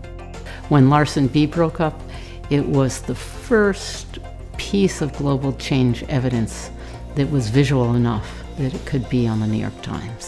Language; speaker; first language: English; native; English